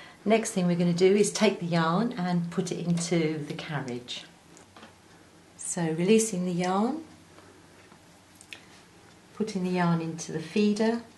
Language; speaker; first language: English; native; English